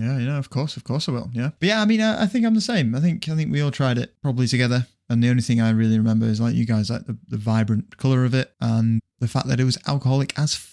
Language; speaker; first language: English; native; English